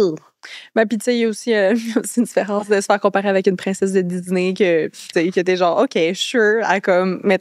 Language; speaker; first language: French; native; French